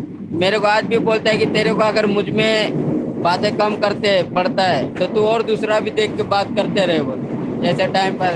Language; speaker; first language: Hindi; non-native, local second language; Odia